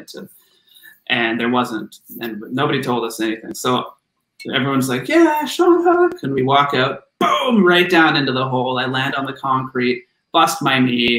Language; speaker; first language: English; native; English